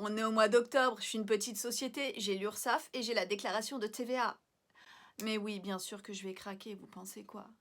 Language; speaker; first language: French; native; French